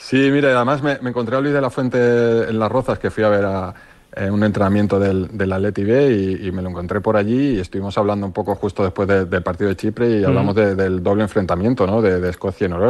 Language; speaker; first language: Spanish; native; Spanish